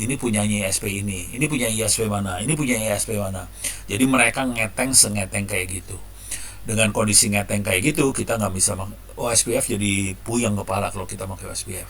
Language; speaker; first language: Indonesian; native; Indonesian